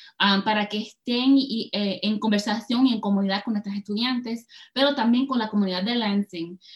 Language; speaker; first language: Spanish; early bilingual, heritage; Spanish